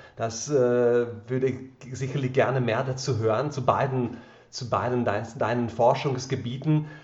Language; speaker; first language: German; non-native, fluent; Slovak